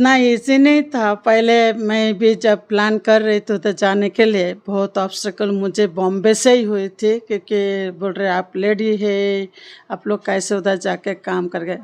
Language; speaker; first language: Hindi; non-native, local second language; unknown